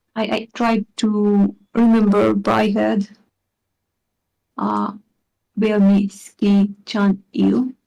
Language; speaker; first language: English; non-native, learner; Hungarian